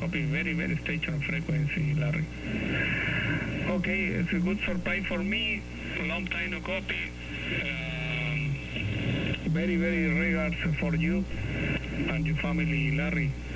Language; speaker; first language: English; non-native, learner; Spanish